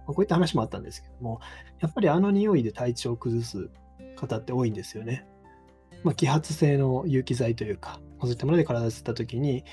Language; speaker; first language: Japanese; native; Japanese